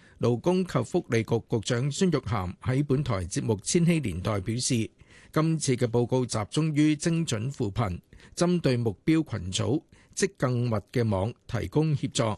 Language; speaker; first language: Cantonese; native; Cantonese